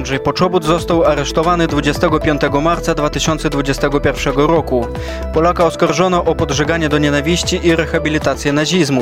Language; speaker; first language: Polish; native; Polish